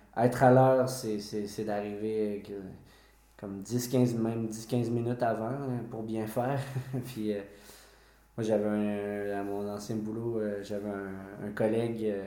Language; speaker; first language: French; native; French